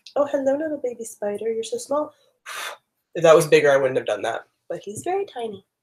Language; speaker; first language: English; native; English